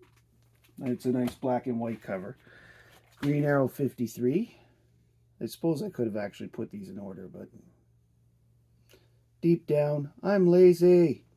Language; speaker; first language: English; native; English